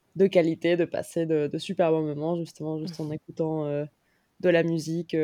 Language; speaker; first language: French; non-native, fluent; Spanish